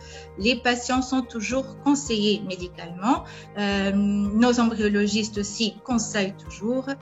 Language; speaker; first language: French; non-native, fluent; Portuguese